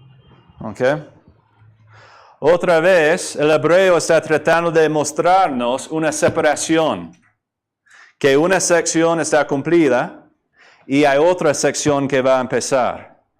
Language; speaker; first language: Spanish; non-native, fluent; English